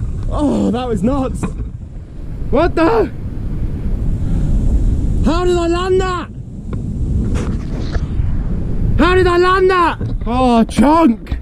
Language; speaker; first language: English; native; English